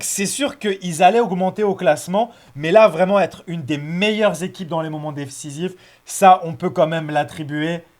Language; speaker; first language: French; native; French